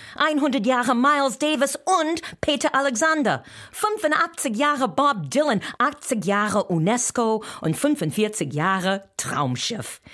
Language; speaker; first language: German; non-native, fluent; English